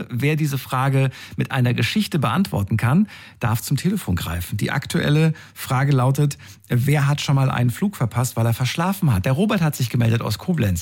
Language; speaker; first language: German; native; German